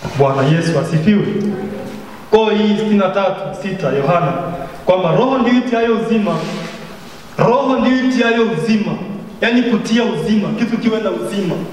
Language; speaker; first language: Swahili; native; Swahili